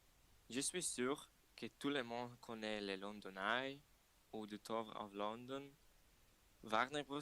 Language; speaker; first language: French; non-native, learner; Slovak